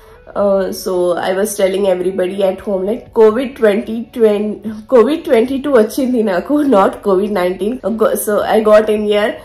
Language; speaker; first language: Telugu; native; Telugu